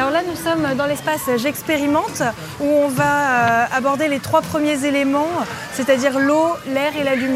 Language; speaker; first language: French; native; French